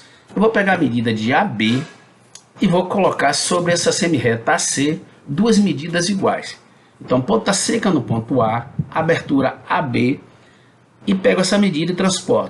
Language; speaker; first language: Portuguese; native; Portuguese